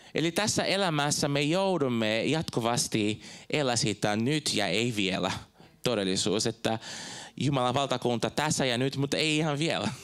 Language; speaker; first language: Finnish; non-native, fluent; Portuguese